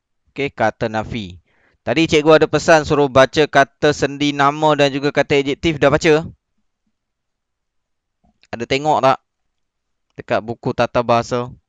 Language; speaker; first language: Malay; native; Malay